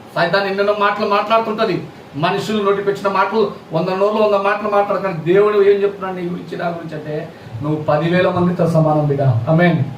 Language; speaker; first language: Telugu; non-native, local second language; Lambadi